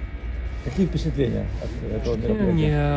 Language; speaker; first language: Russian; native; Russian